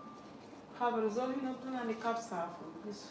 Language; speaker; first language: Dutch; non-native, learner; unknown